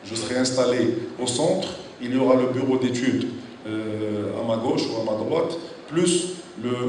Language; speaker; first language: French; non-native, local second language; Arabic